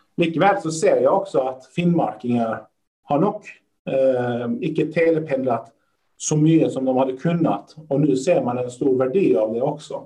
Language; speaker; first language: Swedish; early bilingual, other home language; Persian